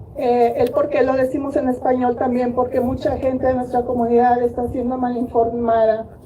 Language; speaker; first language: Spanish; early bilingual, heritage; Spanish